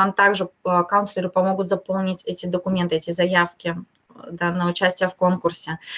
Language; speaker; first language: Russian; native; Russian